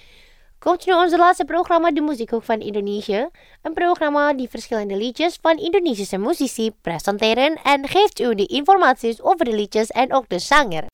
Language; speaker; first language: Dutch; non-native, fluent; Indonesian